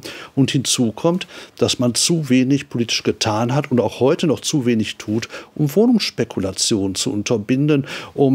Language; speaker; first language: German; native; German